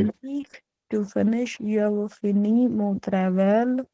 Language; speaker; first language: French; non-native, learner; Punjabi